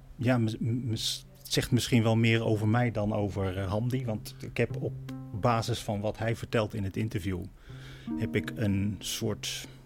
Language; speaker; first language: Dutch; native; Dutch